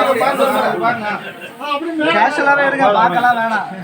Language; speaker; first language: Tamil; native; Tamil